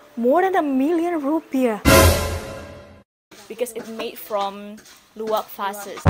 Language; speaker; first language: English; non-native, learner; Indonesian